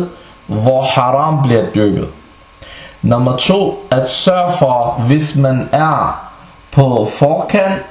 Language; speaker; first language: Danish; non-native, local second language; Arabic